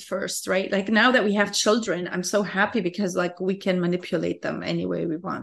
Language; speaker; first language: English; non-native, fluent; Arabic